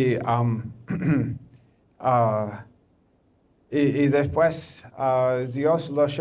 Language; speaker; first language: Spanish; non-native, fluent; English